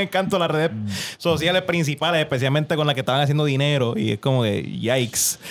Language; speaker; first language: Spanish; native; Spanish